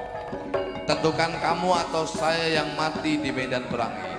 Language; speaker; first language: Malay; non-native, local second language; Javanese